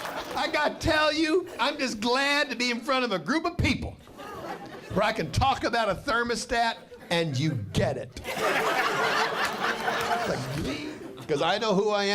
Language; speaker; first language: English; native; English